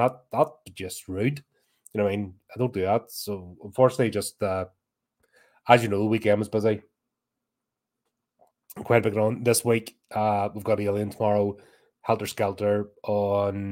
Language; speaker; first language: English; native; English